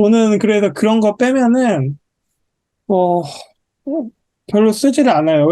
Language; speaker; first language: Korean; native; Korean